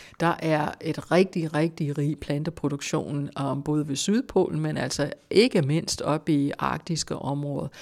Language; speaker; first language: Danish; non-native, fluent; English